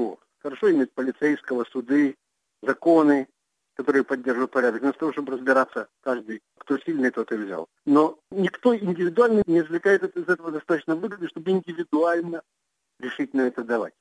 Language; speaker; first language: Russian; native; Russian